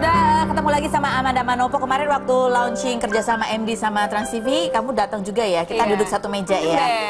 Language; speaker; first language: Indonesian; native; Indonesian